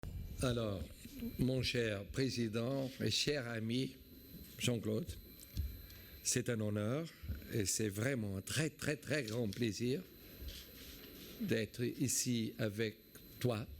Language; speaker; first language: French; non-native, fluent; Portuguese